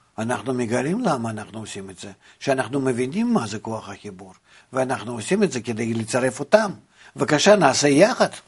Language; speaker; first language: Hebrew; non-native, fluent; Russian